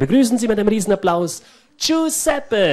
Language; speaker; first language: German; native; German